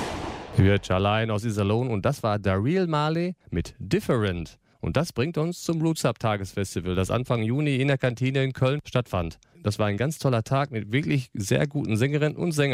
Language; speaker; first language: German; native; German